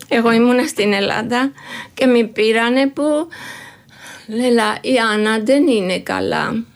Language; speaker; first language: Greek; non-native, learner; Georgian